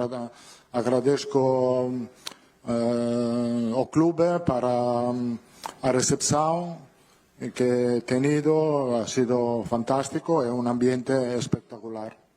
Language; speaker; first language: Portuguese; non-native, learner; Italian